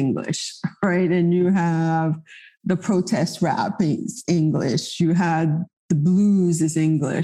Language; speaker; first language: English; non-native, fluent; Haitian Creole